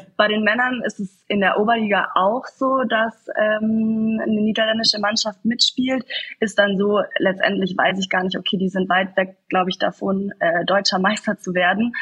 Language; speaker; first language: German; native; German